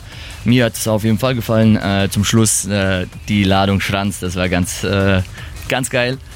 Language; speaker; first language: German; native; German